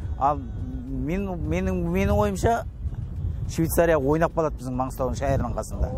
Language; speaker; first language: Kazakh; native; Kazakh